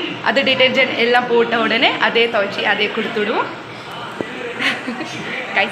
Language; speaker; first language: Tamil; non-native, local second language; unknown